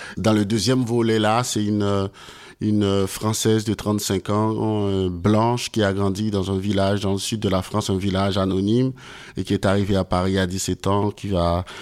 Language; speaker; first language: French; non-native, local second language; Haitian Creole